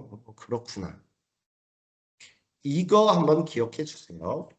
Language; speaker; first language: Korean; native; Korean